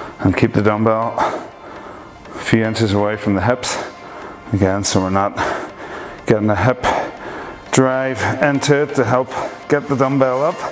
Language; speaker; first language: English; native; English